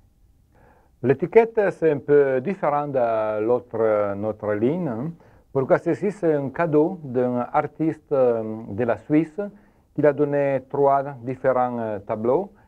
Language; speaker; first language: French; non-native, learner; Italian